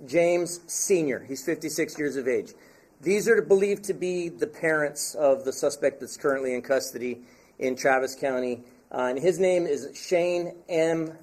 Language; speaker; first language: English; early bilingual, other home language; Spanish